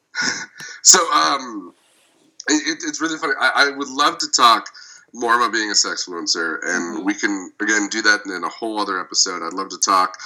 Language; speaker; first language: English; native; English